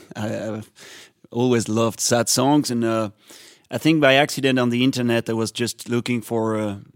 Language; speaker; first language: English; non-native, fluent; French